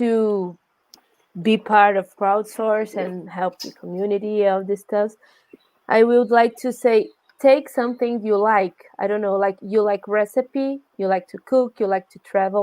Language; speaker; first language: English; non-native, learner; Portuguese